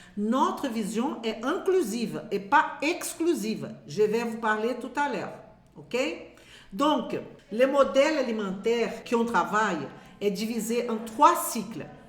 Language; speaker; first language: French; non-native, fluent; Portuguese